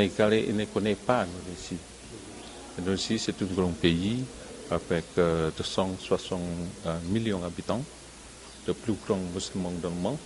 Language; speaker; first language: French; non-native, learner; Indonesian